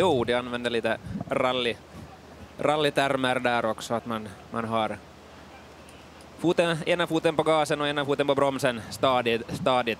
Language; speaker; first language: Swedish; native; Swedish